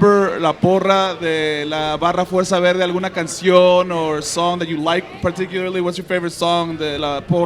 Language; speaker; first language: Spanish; early bilingual, heritage; Spanish